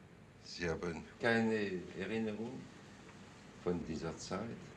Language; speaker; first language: German; non-native, fluent; French